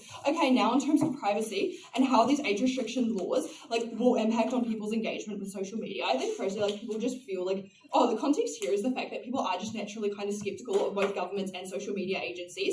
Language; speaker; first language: English; native; English